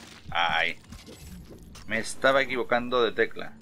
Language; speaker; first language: Spanish; native; Spanish